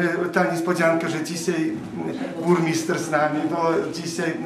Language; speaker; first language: Polish; early bilingual, heritage; Polish